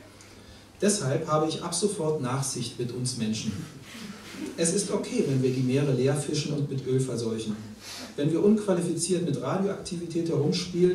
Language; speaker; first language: German; native; German